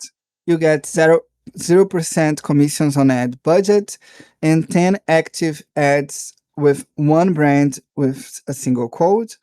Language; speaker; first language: English; non-native, fluent; Portuguese